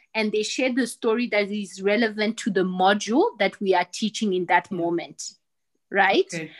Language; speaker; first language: English; non-native, fluent; Rundi